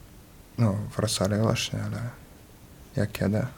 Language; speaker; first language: Polish; early bilingual, other home language; Ukrainian